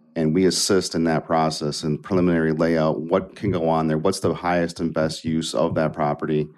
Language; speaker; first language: English; native; English